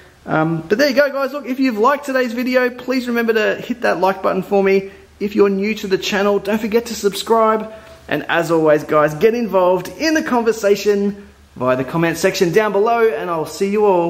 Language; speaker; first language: English; native; English